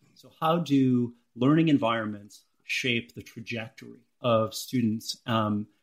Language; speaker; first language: English; native; English